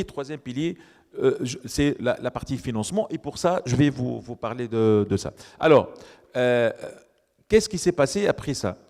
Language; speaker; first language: French; non-native, local second language; Arabic